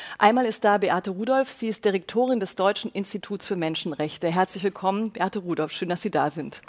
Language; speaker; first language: German; native; German